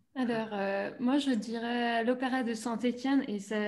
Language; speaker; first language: French; native; French